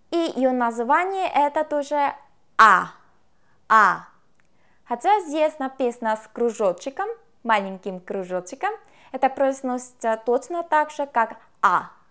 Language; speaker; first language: Russian; non-native, fluent; Korean